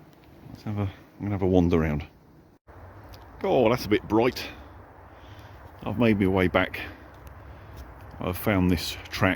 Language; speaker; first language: English; native; English